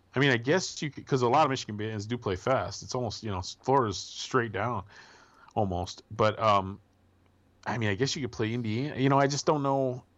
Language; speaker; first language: English; native; English